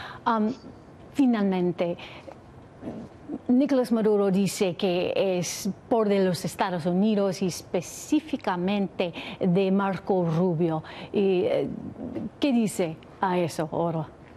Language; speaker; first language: Spanish; non-native, learner; English